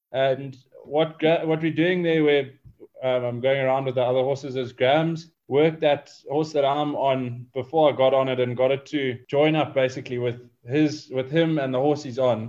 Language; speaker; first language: English; native; English